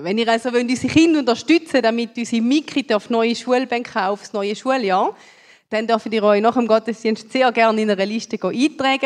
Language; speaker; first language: German; native; German